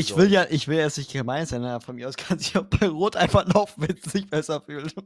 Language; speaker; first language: German; native; German